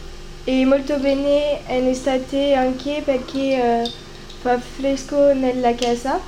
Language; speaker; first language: Italian; non-native, learner; French